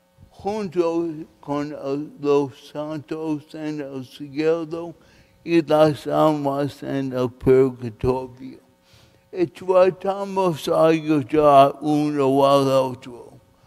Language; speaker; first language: Spanish; non-native, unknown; English